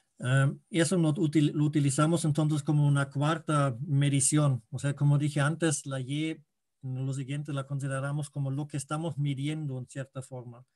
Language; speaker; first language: Spanish; non-native, fluent; German